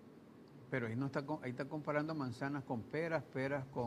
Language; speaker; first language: Spanish; native; Spanish